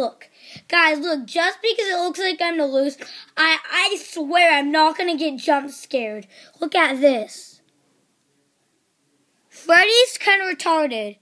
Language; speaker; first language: English; native; English